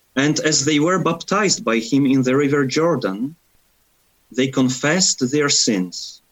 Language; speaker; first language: English; non-native, fluent; Polish